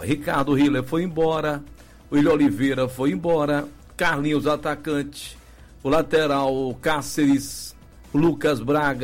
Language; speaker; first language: Portuguese; native; Portuguese